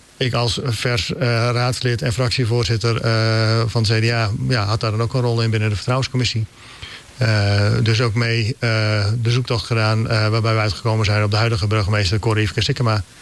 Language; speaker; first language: Dutch; native; Dutch